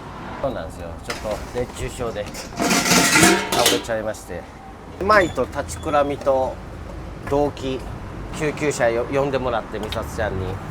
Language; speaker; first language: Japanese; native; Japanese